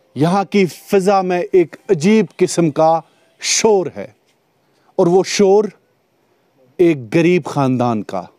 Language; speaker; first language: Hindi; non-native, local second language; Kashmiri